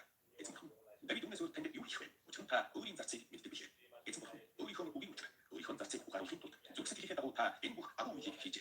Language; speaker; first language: Mongolian; native; Mongolian